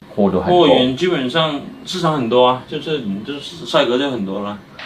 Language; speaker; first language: Chinese; native; Chinese